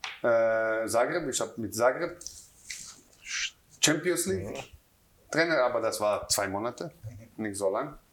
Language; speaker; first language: German; non-native, learner; Croatian